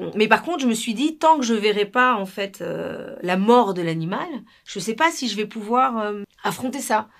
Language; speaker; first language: French; non-native, fluent; Spanish